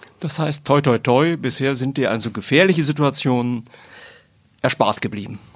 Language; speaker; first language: German; native; German